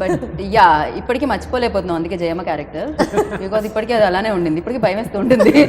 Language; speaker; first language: Telugu; native; Telugu